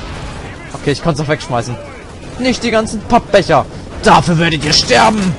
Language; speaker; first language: German; native; German